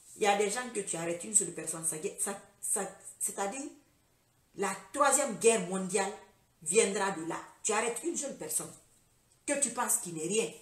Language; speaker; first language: French; non-native, local second language; Fula